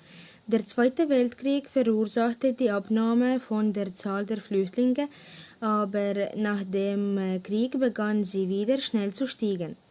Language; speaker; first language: German; non-native, learner; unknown